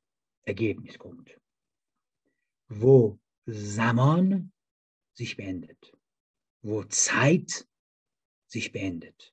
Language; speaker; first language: German; non-native, fluent; Persian